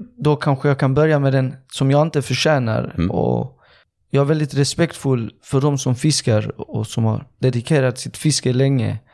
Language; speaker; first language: Swedish; early bilingual, other home language; Persian